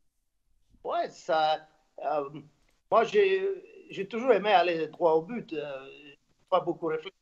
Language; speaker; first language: French; non-native, fluent; Slovak